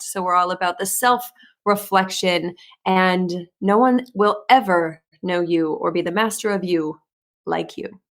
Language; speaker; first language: English; native; English